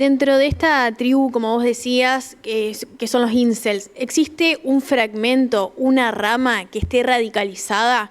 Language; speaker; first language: Spanish; native; Spanish